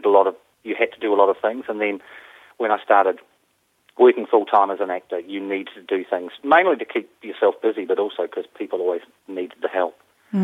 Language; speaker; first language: English; native; English